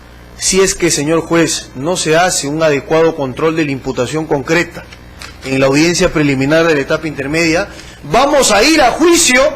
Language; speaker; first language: Spanish; native; Spanish